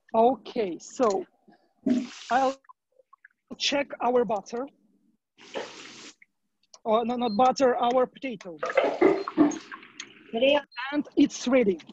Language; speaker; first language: English; non-native, learner; Ukrainian